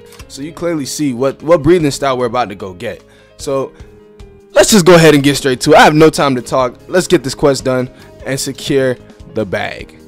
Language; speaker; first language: English; native; English